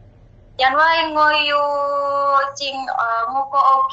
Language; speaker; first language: Chinese; non-native, learner; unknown